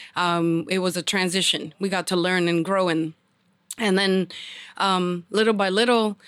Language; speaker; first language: English; early bilingual, other home language; Spanish